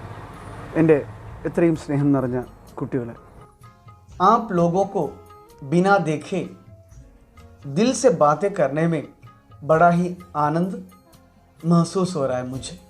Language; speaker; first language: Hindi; non-native, local second language; Malayalam